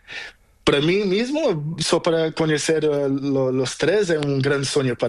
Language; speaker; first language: Spanish; non-native, learner; Portuguese